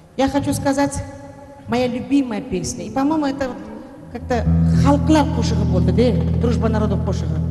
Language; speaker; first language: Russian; non-native, local second language; Uzbek